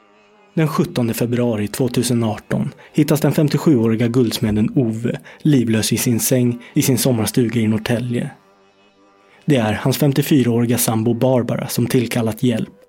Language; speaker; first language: Swedish; native; Swedish